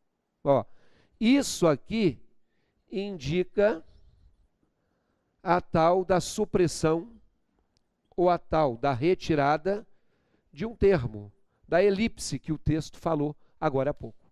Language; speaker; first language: Portuguese; native; Portuguese